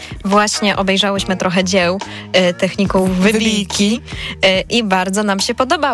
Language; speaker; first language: Polish; native; Polish